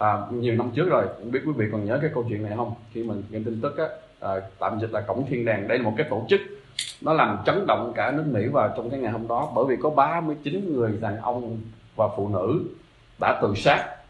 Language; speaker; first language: Vietnamese; native; Vietnamese